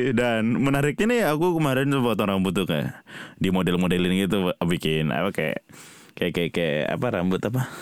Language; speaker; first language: Indonesian; non-native, local second language; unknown